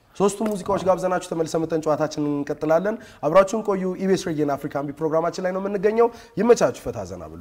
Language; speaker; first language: Amharic; native; Amharic